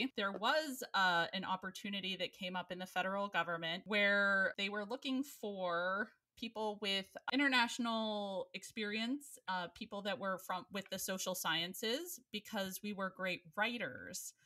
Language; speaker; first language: English; native; English